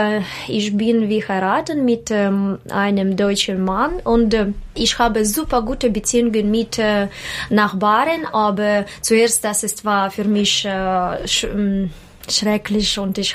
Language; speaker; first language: German; non-native, learner; Russian